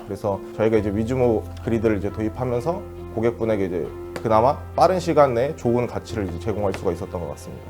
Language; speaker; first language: Korean; native; Korean